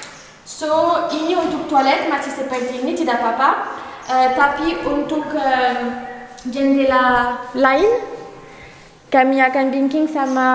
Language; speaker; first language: Indonesian; non-native, learner; French